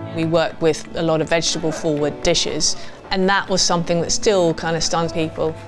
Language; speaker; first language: English; native; English